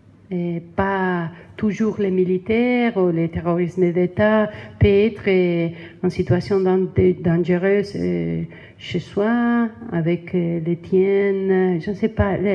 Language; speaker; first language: French; non-native, learner; Spanish